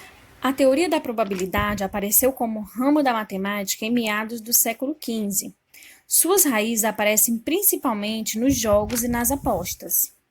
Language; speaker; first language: Portuguese; native; Portuguese